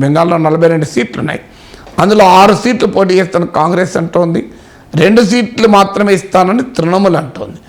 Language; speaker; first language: Telugu; native; Telugu